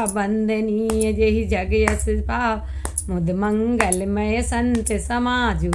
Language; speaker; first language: Hindi; native; Hindi